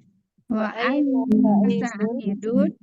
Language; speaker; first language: Arabic; non-native, learner; Indonesian